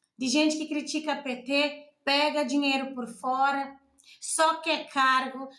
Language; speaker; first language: Portuguese; non-native, local second language; Kabuverdianu